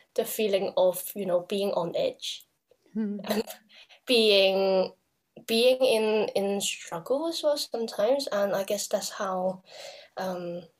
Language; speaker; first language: English; non-native, local second language; Cantonese